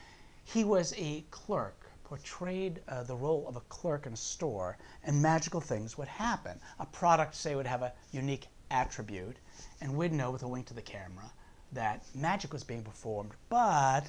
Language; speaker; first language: English; native; English